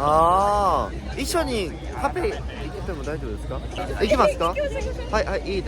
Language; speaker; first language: Japanese; non-native, learner; Korean